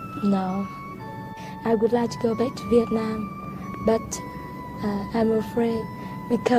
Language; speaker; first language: English; non-native, learner; Vietnamese